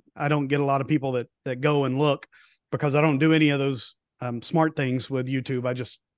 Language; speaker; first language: English; native; English